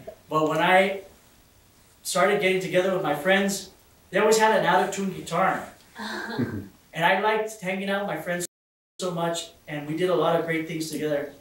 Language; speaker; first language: English; early bilingual, other home language; Spanish